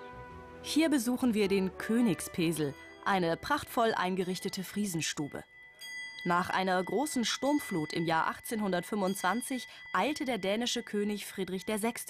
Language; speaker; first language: German; native; German